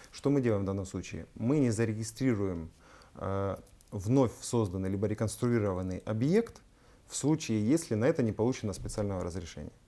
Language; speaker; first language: Russian; native; Russian